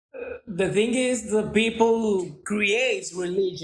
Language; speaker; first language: English; non-native, learner; Spanish